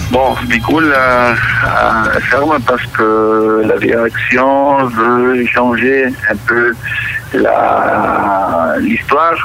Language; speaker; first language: French; non-native, local second language; Catalan